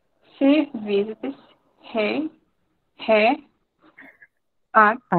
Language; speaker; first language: English; non-native, learner; Portuguese